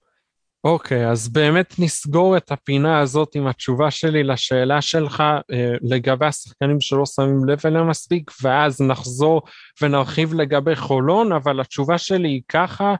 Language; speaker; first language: Hebrew; native; Hebrew